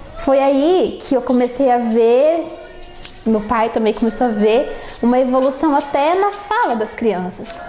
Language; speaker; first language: Portuguese; native; Portuguese